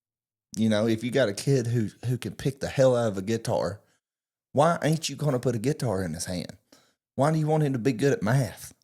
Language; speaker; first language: English; native; English